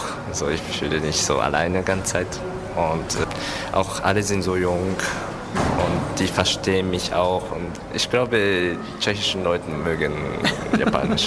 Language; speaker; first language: German; non-native, learner; Japanese